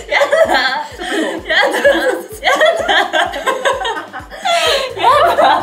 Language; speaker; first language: Japanese; native; Japanese